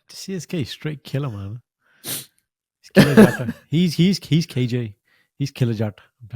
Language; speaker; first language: English; early bilingual, other home language; Punjabi